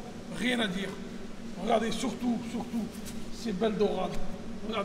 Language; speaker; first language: French; native; French